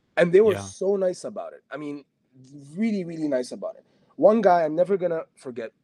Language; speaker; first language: English; non-native, fluent; Arabic